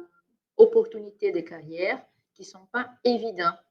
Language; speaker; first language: French; non-native, fluent; Portuguese